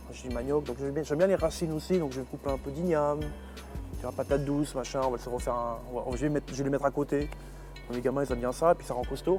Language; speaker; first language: French; native; French